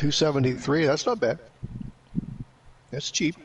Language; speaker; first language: English; native; English